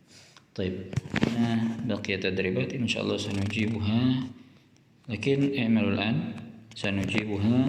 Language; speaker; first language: Arabic; non-native, fluent; Indonesian